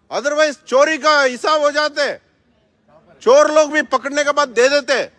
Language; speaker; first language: Hindi; non-native, local second language; Kannada